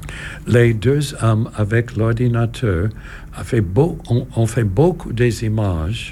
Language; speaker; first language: French; non-native, learner; English